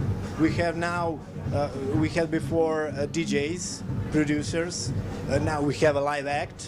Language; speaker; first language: English; non-native, fluent; Serbian